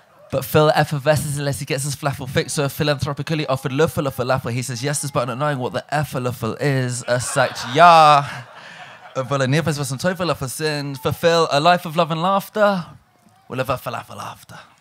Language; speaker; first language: English; native; English